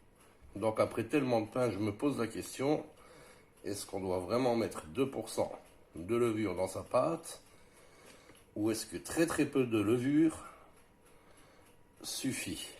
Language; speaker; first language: French; native; French